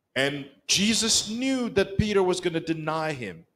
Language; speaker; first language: English; non-native, local second language; Kinyarwanda